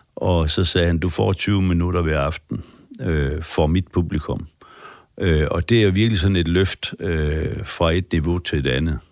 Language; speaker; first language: Danish; native; Danish